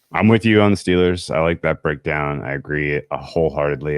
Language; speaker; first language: English; native; English